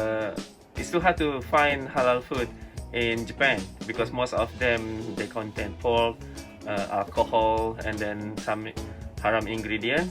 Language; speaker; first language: English; non-native, fluent; Indonesian